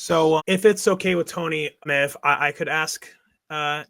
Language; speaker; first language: English; native; English